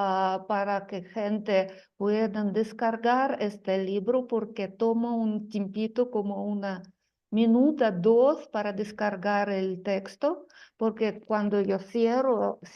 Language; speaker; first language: Spanish; non-native, fluent; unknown